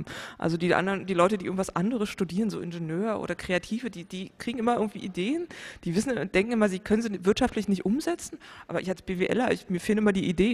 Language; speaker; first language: German; native; German